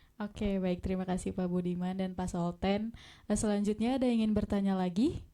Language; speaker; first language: Indonesian; native; Indonesian